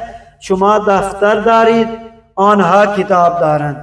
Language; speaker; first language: Persian; non-native, fluent; Urdu